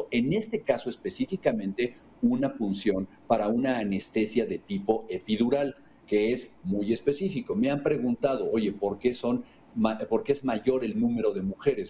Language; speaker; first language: Spanish; native; Spanish